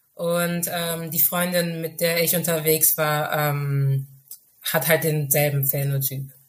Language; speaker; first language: German; early bilingual, other home language; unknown